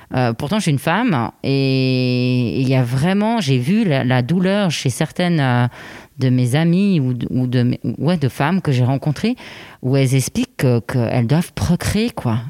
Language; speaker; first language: French; native; French